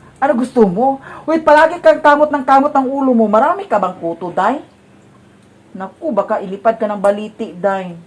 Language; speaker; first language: Filipino; non-native, local second language; Cebuano